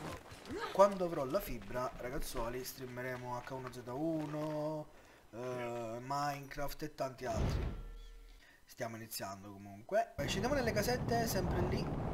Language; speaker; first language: Italian; native; Italian